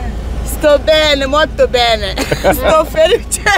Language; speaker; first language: Italian; non-native, learner; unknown